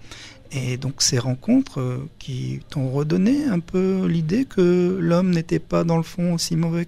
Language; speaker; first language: French; native; French